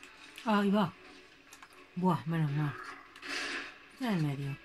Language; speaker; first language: Spanish; native; Spanish